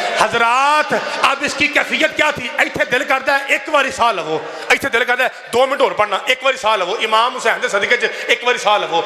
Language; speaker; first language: Urdu; non-native, local second language; Punjabi